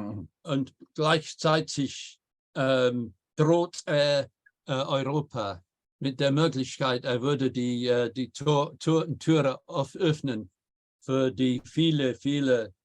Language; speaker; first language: German; non-native, fluent; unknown